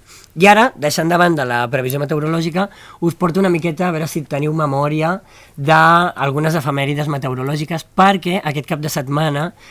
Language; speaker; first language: Catalan; native; Catalan